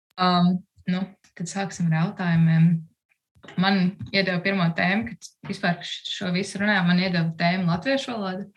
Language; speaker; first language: Latvian; early bilingual, heritage; Latvian